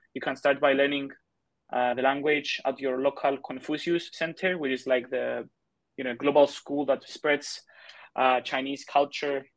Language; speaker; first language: English; non-native, fluent; Greek